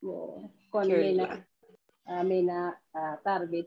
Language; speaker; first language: Finnish; non-native, learner; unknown